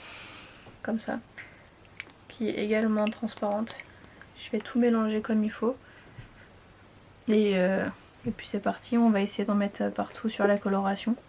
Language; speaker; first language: French; native; French